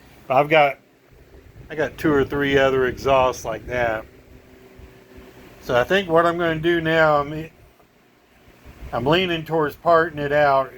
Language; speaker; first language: English; native; English